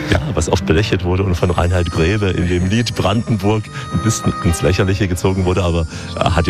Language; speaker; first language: German; native; German